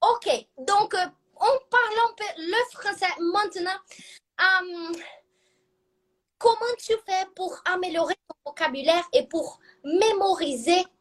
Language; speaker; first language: French; non-native, fluent; Portuguese